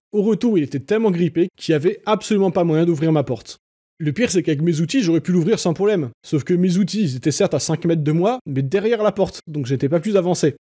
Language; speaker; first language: French; native; French